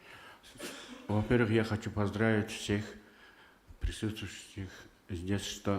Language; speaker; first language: Russian; non-native, fluent; Mongolian